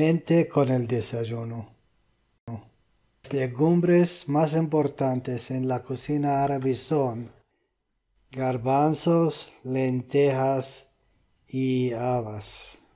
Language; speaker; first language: Spanish; non-native, fluent; Arabic